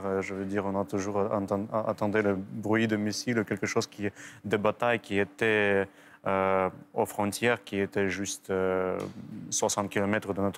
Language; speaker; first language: French; non-native, fluent; Ukrainian